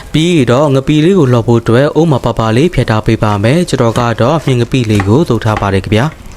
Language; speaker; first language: Burmese; native; Burmese